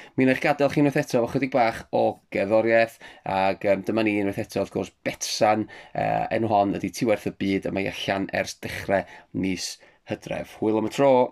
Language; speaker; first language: Welsh; native; Welsh